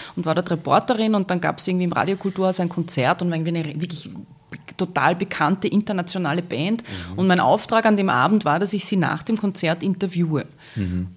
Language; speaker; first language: German; native; German